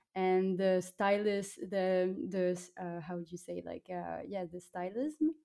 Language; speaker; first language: English; non-native, fluent; French